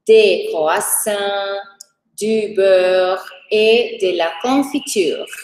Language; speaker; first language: French; non-native, fluent; Portuguese